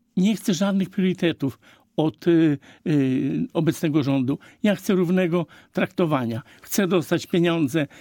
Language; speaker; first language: Polish; native; Polish